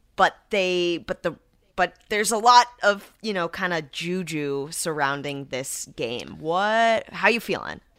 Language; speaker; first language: English; native; English